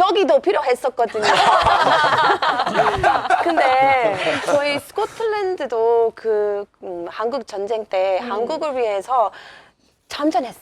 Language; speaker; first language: Korean; non-native, fluent; English